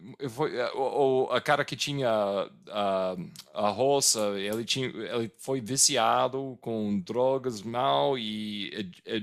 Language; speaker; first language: Portuguese; non-native, fluent; English